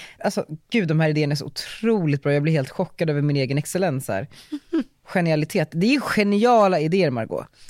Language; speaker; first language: Swedish; native; Swedish